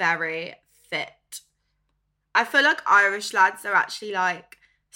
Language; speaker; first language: English; native; English